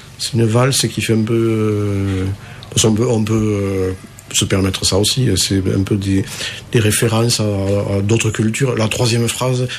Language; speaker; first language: French; native; French